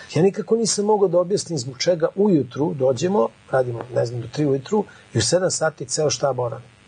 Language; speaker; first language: Serbian; native; Serbian